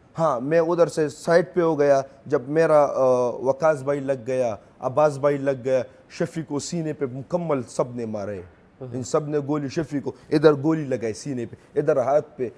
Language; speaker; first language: Urdu; non-native, local second language; Pashto